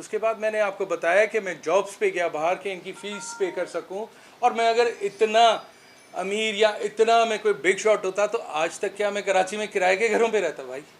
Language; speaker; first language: Urdu; non-native, local second language; Sindhi